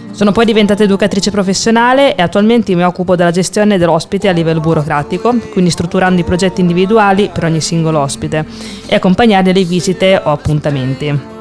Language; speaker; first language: Italian; native; Italian